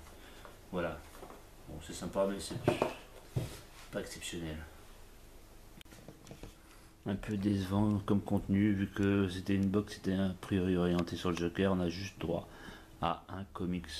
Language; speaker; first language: French; native; French